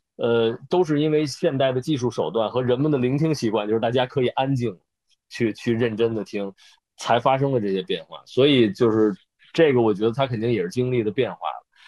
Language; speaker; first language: Chinese; native; Chinese